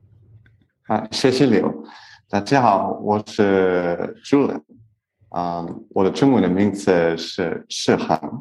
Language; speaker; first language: Chinese; non-native, learner; English